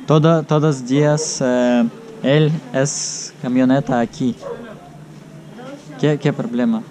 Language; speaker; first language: Spanish; non-native, learner; Russian